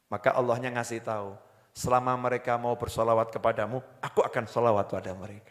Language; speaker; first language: Indonesian; native; Indonesian